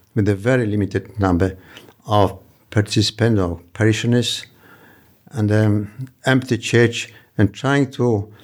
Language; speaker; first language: English; non-native, fluent; Polish